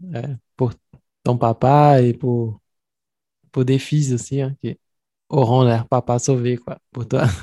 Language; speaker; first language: French; non-native, fluent; Portuguese